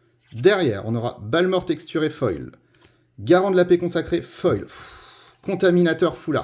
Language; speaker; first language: French; native; French